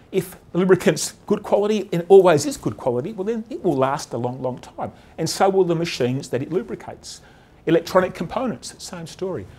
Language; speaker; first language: English; native; English